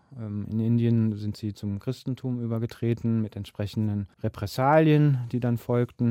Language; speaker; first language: German; native; German